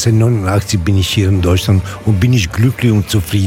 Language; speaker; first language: German; non-native, fluent; Italian